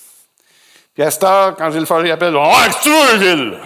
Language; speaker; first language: French; native; French